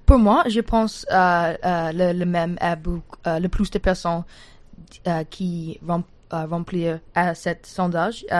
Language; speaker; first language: French; non-native, learner; English